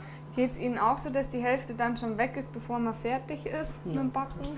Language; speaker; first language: German; native; German